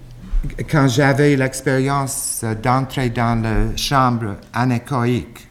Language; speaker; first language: French; non-native, fluent; English